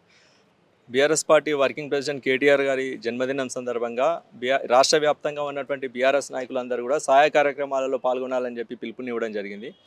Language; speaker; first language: Telugu; native; Telugu